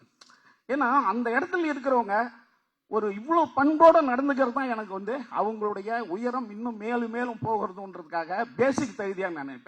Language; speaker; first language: Tamil; native; Tamil